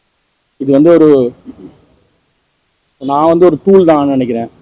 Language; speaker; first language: Tamil; native; Tamil